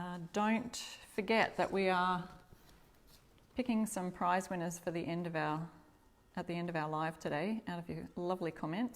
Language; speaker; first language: English; native; English